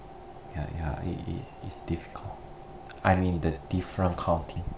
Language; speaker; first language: English; non-native, learner; Korean